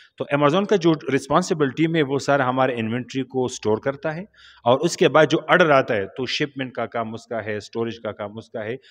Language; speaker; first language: Urdu; non-native, local second language; Pashto